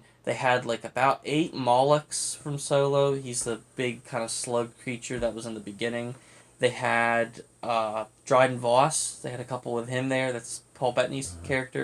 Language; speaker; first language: English; native; English